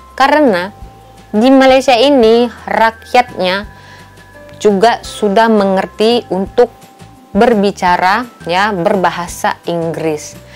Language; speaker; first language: Indonesian; native; Indonesian